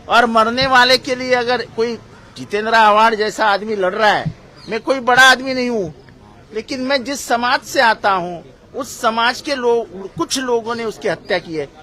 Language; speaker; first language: Hindi; non-native, local second language; Marathi